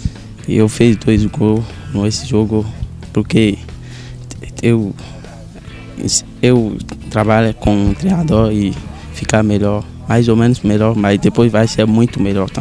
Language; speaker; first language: Portuguese; non-native, learner; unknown